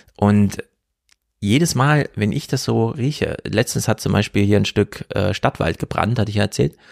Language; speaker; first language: German; native; German